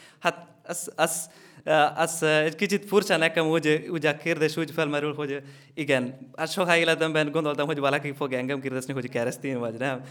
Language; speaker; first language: Hungarian; non-native, learner; Malayalam